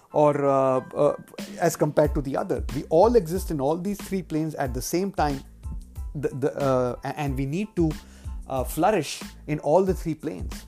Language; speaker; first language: English; non-native, local second language; Hindi